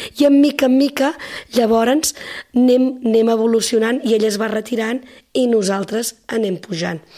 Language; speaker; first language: Catalan; native; Catalan